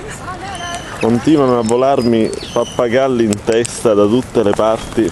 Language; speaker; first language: Italian; native; Italian